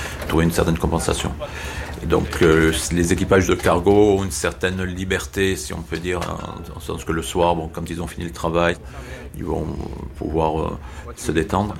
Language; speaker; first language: French; native; French